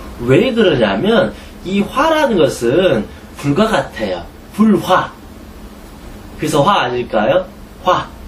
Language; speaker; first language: Korean; native; Korean